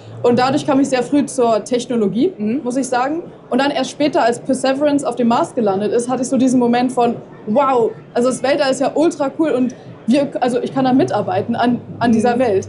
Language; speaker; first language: German; native; German